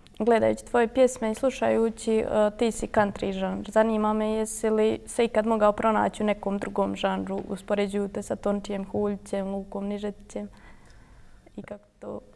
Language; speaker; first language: Croatian; native; Croatian